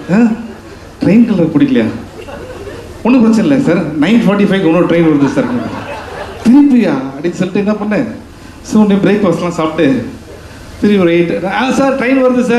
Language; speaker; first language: Tamil; native; Tamil